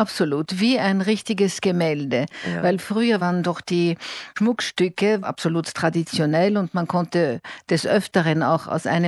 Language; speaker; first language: German; native; German